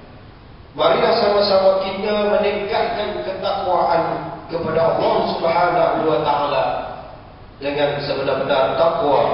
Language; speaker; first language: Malay; native; Malay